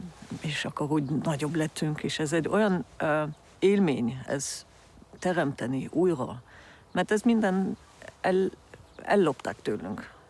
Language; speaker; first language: Hungarian; early bilingual, heritage; German